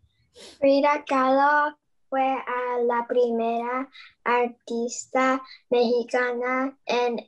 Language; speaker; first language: Spanish; non-native, learner; English